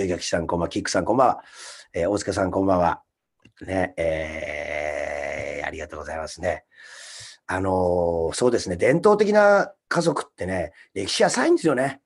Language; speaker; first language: Japanese; native; Japanese